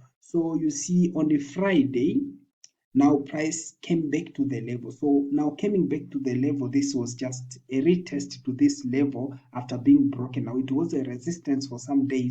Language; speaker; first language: English; non-native, local second language; Swahili